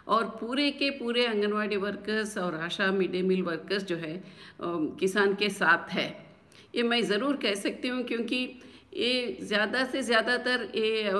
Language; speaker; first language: Hindi; non-native, local second language; Telugu